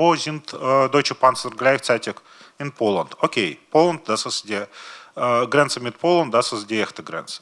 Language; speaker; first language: German; non-native, learner; Russian